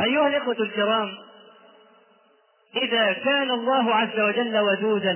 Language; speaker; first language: Arabic; native; Arabic